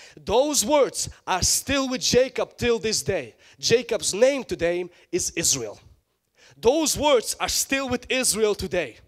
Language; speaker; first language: English; non-native, fluent; Ukrainian